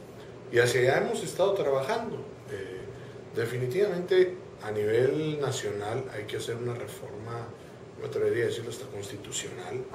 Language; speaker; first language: Spanish; native; Spanish